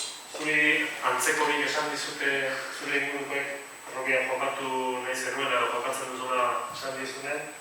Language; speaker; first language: Basque; native; Basque